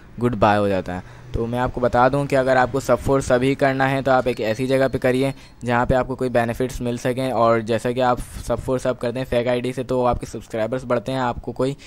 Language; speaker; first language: Hindi; native; Hindi